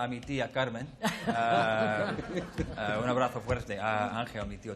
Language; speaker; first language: Spanish; early bilingual, heritage; English